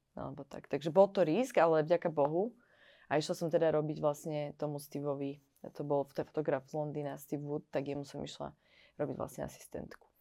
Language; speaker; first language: Slovak; native; Slovak